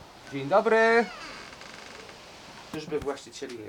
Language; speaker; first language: Polish; native; Polish